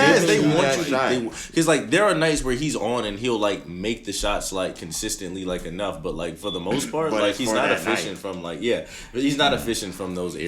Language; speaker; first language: English; native; English